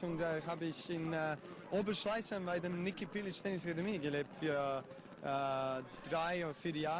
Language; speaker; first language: German; non-native, learner; Serbian